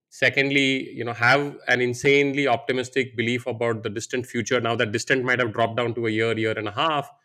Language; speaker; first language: English; non-native, local second language; Hindi